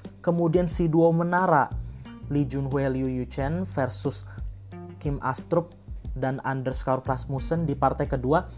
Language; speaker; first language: Indonesian; native; Indonesian